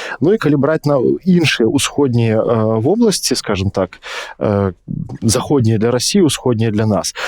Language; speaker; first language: Belarusian; non-native, local second language; Russian